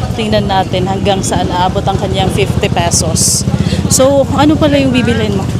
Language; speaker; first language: Filipino; non-native, local second language; Waray